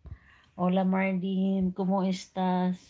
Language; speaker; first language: Spanish; non-native, learner; Filipino